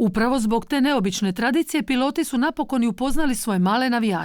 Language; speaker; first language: Croatian; native; Croatian